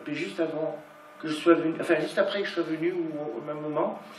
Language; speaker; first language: French; native; French